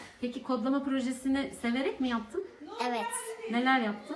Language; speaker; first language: Turkish; native; Turkish